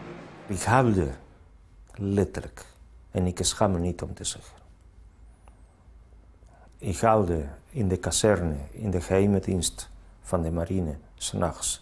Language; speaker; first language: Dutch; non-native, fluent; Spanish